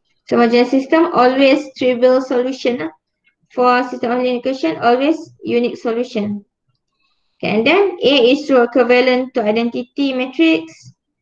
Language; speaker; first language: English; non-native, local second language; Malay